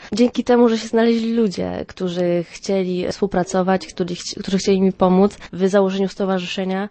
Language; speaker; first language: Polish; native; Polish